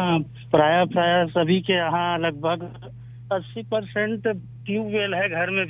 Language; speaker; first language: Hindi; native; Hindi